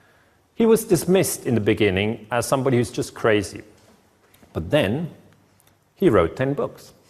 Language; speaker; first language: English; non-native, fluent; German